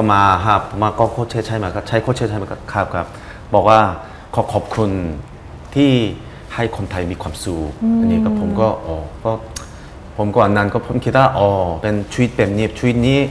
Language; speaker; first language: Thai; non-native, fluent; Korean